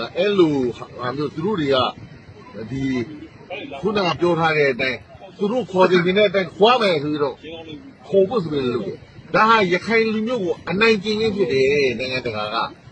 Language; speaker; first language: Burmese; native; Burmese